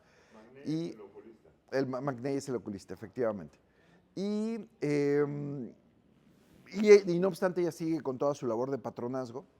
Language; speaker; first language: Spanish; native; Spanish